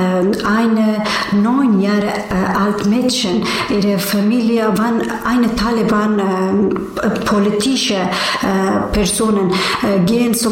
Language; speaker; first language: German; non-native, learner; Persian